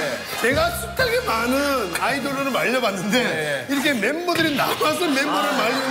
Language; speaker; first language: Korean; native; Korean